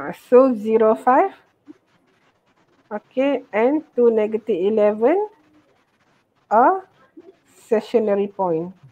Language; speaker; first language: English; non-native, local second language; Malay